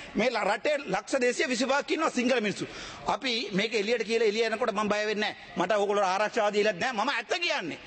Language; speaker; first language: Sinhala; non-native, local second language; Tamil